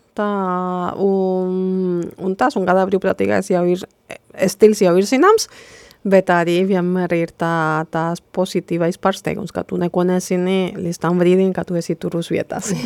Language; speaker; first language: Latvian; non-native, fluent; Spanish